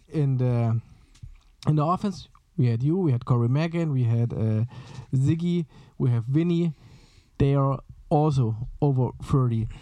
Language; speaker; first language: English; non-native, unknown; German